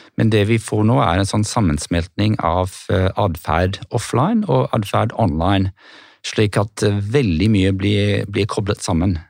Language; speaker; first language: Norwegian; non-native, fluent; English